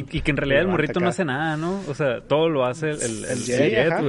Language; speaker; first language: Spanish; native; Spanish